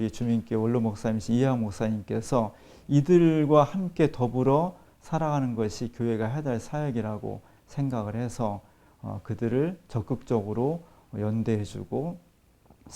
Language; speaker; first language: Korean; native; Korean